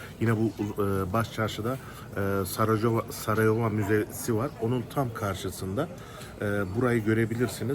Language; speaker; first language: Turkish; native; Turkish